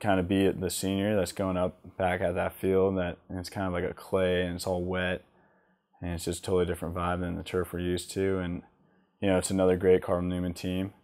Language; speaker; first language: English; native; English